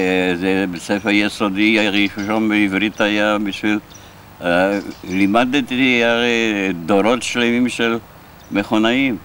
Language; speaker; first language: Hebrew; non-native, fluent; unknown